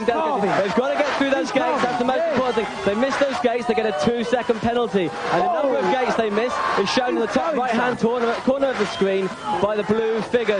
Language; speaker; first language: English; native; English